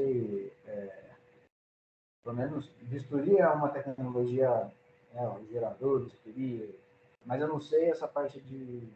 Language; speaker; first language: Portuguese; native; Portuguese